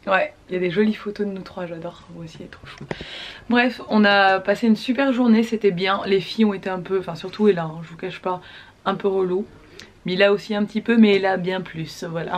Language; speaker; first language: French; native; French